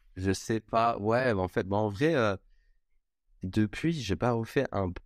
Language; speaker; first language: French; native; French